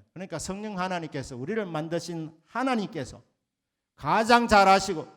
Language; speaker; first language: Korean; native; Korean